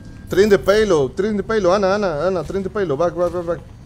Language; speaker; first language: English; non-native, learner; Spanish